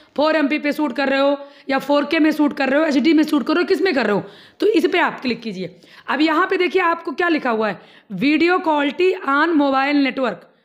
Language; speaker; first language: Hindi; native; Hindi